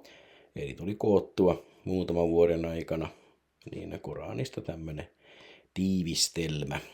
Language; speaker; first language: Finnish; native; Finnish